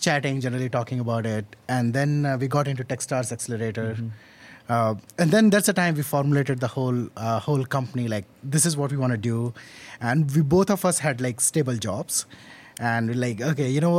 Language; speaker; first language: English; non-native, local second language; Hindi